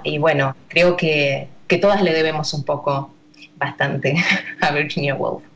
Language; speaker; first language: Spanish; native; Spanish